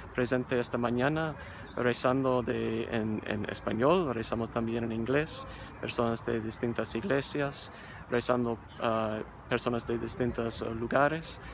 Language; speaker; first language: Spanish; non-native, fluent; English